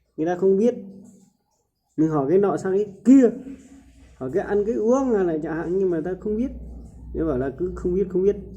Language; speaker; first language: Vietnamese; non-native, local second language; Hmong